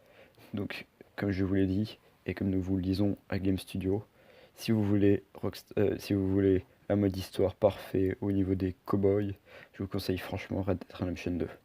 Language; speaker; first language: French; native; French